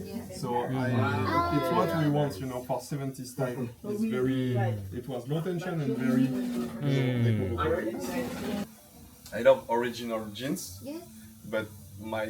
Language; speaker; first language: English; non-native, fluent; French